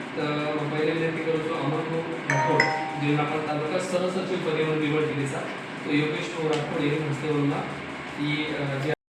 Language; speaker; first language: Marathi; non-native, local second language; Lambadi